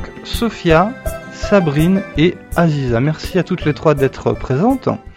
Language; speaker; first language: French; native; French